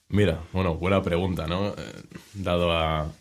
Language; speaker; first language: Spanish; native; Spanish